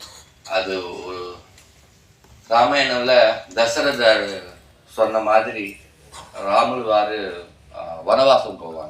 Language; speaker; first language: Tamil; non-native, learner; Telugu